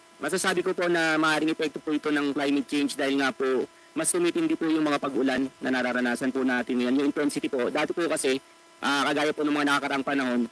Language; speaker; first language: Filipino; native; Filipino